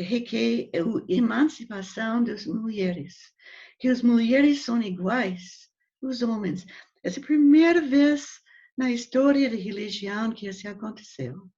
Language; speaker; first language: Portuguese; non-native, learner; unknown